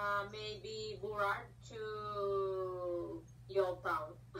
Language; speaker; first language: English; non-native, learner; Portuguese